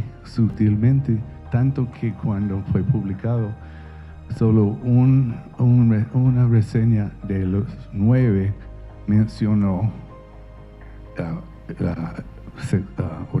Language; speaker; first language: Spanish; non-native, fluent; English